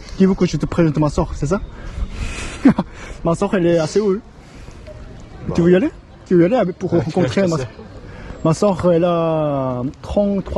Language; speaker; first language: French; non-native, learner; Korean